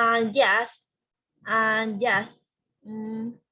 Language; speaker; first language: English; non-native, learner; Vietnamese